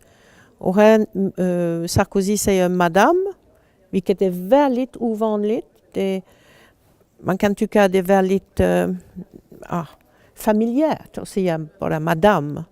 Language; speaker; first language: Swedish; non-native, fluent; French